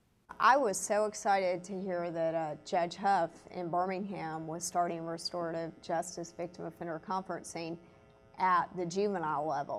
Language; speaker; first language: English; native; English